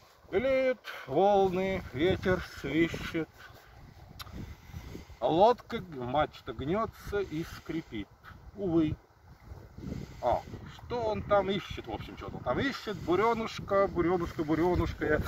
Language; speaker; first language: Russian; native; Russian